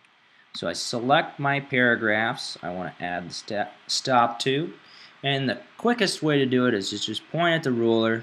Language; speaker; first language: English; native; English